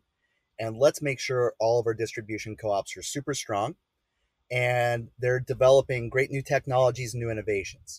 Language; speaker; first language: English; native; English